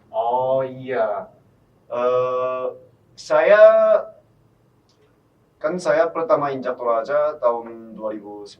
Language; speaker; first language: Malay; non-native, fluent; Korean